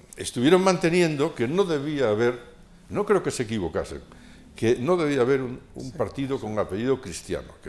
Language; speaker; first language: Spanish; native; Spanish